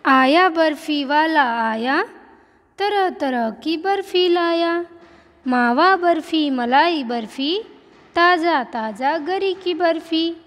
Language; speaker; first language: Hindi; non-native, local second language; Marathi